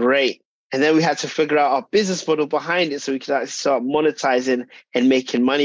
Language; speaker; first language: English; native; English